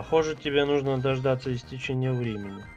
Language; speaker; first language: Russian; native; Russian